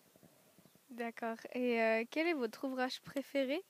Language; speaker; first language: French; native; French